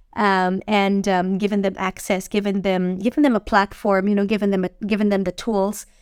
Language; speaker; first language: English; non-native, local second language; Filipino